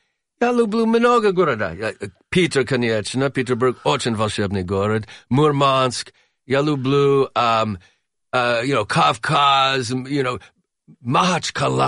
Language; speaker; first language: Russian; non-native, learner; English